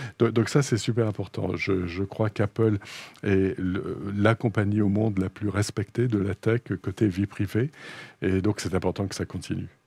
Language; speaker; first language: French; native; French